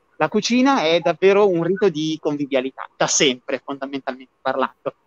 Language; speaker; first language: Italian; native; Italian